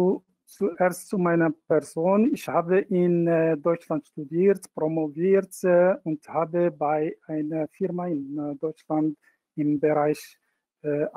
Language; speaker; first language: German; non-native, fluent; Arabic